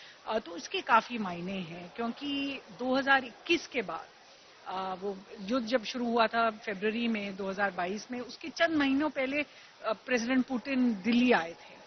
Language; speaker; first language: Hindi; native; Hindi